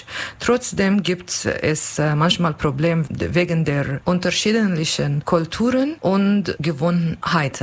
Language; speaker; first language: German; non-native, learner; Kurdish